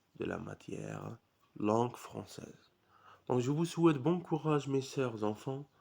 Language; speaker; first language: French; non-native, local second language; Arabic